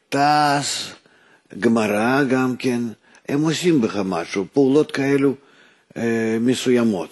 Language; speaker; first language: Hebrew; non-native, fluent; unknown